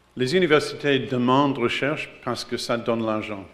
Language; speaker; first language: French; non-native, learner; English